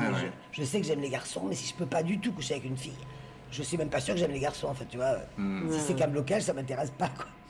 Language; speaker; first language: French; native; French